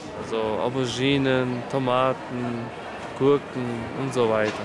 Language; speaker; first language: German; non-native, fluent; Uzbek